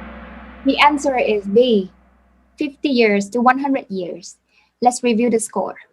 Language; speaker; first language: English; non-native, fluent; Vietnamese